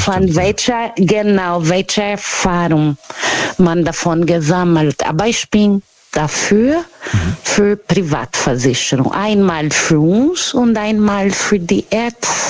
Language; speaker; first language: German; non-native, learner; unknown